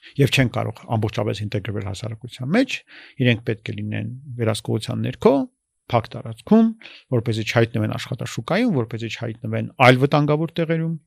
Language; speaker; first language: Armenian; native; Armenian